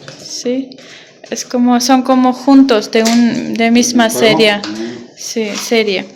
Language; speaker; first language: Spanish; non-native, learner; Armenian